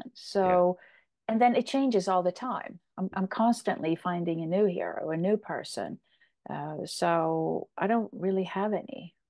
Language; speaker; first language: English; non-native, fluent; Polish